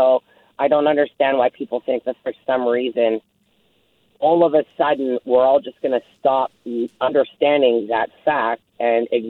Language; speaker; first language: English; native; English